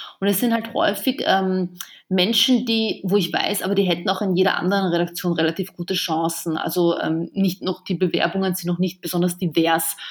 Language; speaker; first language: German; early bilingual, other home language; Bosnian